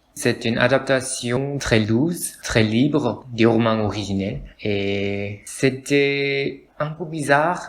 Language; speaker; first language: French; non-native, learner; Korean